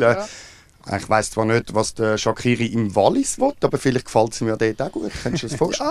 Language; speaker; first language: German; native; German